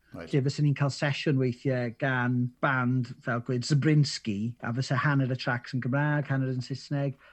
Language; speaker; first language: Welsh; native; Welsh